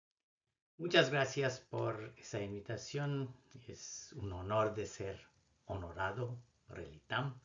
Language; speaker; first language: Spanish; non-native, fluent; Bangla